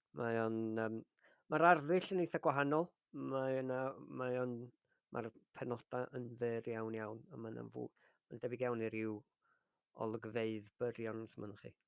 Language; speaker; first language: Welsh; native; Welsh